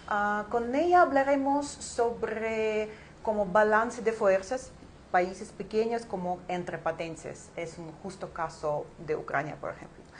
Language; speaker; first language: Spanish; non-native, fluent; Ukrainian